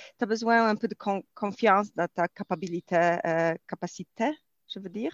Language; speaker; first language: French; non-native, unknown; Polish